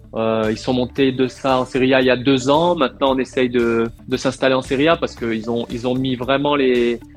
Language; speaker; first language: French; native; French